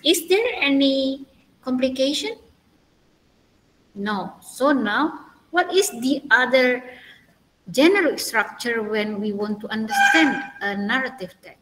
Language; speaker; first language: English; non-native, learner; Indonesian